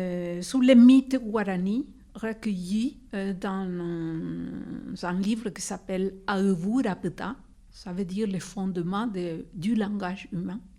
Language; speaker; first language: French; non-native, fluent; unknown